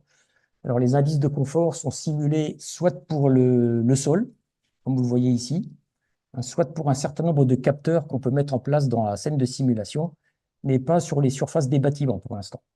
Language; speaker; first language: French; native; French